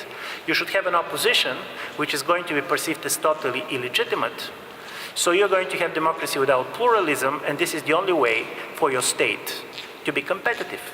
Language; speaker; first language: English; non-native, fluent; Bulgarian